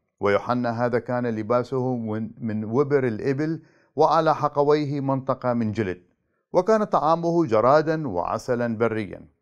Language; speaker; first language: Arabic; native; Arabic